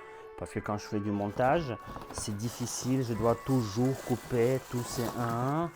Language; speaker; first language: French; non-native, fluent; Russian